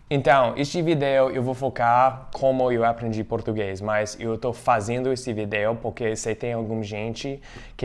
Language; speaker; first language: Portuguese; non-native, fluent; English